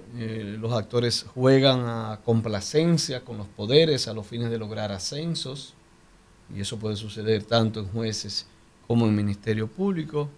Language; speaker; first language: Spanish; native; Spanish